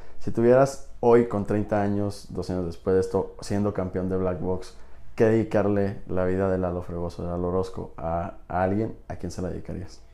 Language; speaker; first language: Spanish; native; Spanish